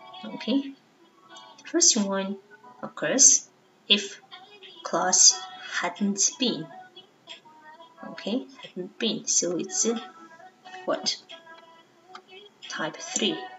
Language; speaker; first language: English; non-native, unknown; Mongolian